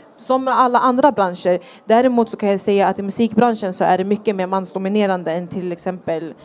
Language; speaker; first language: Swedish; early bilingual, other home language; Thai